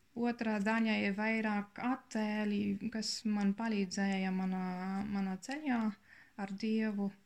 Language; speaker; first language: Latvian; non-native, learner; German